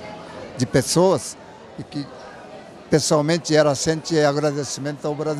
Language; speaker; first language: Portuguese; non-native, learner; Japanese